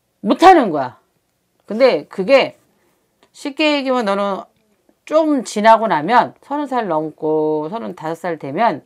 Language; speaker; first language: Korean; native; Korean